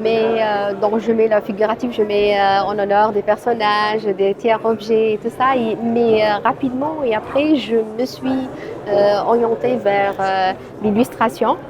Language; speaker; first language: French; non-native, local second language; Arabic